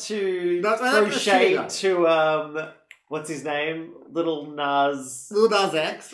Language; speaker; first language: English; native; English